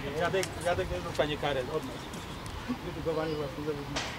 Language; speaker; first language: Polish; native; Polish